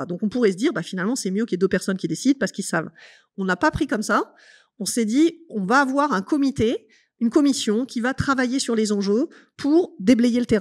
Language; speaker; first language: French; native; French